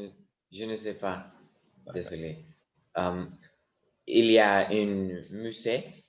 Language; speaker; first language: French; non-native, learner; Spanish